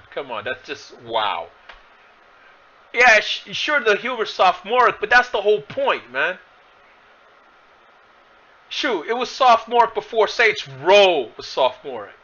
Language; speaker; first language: English; native; English